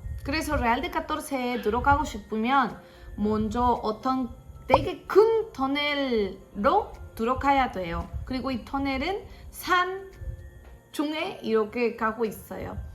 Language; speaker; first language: Korean; non-native, fluent; Spanish